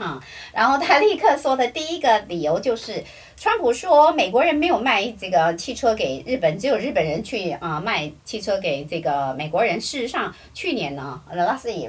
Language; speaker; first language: Chinese; native; Chinese